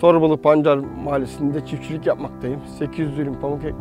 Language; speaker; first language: Turkish; native; Turkish